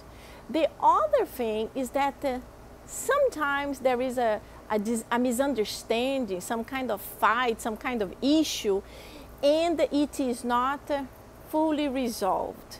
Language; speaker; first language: English; non-native, fluent; Portuguese